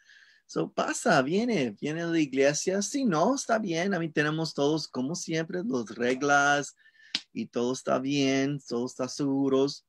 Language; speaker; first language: Spanish; non-native, learner; English